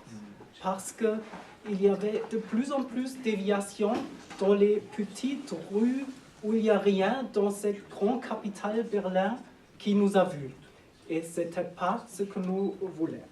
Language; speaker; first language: French; non-native, learner; German